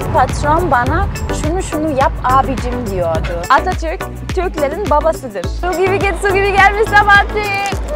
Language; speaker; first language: Turkish; non-native, fluent; German